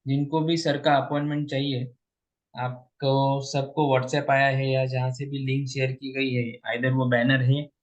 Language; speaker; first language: Hindi; non-native, local second language; Marathi